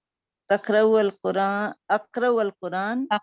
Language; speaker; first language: Arabic; non-native, learner; Urdu